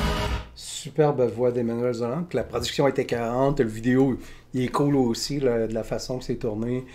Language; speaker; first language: French; native; French